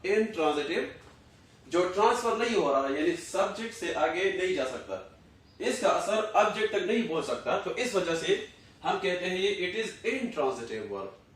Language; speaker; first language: Urdu; non-native, local second language; Pashto